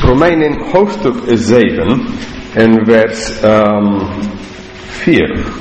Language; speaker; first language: Dutch; non-native, learner; English